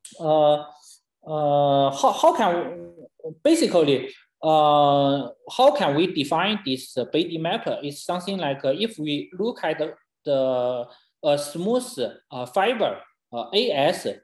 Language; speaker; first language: English; non-native, fluent; Chinese